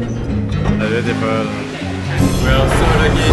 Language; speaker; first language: English; non-native, fluent; French